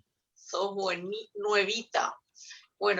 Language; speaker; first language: Spanish; native; Spanish